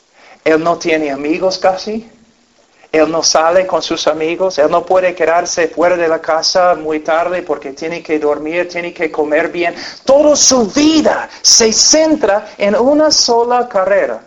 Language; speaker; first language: Spanish; non-native, fluent; English